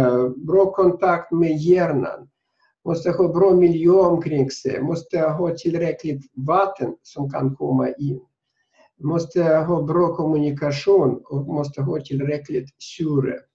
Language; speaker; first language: Swedish; non-native, fluent; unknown